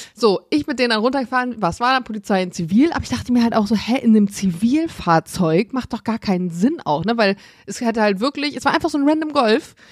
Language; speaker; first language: German; early bilingual, other home language; Vietnamese